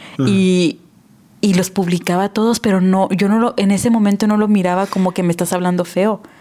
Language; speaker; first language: Spanish; early bilingual, heritage; Spanish